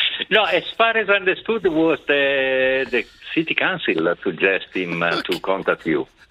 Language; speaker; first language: English; non-native, fluent; Italian